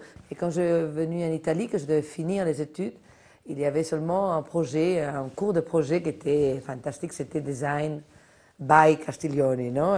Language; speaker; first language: French; non-native, fluent; Spanish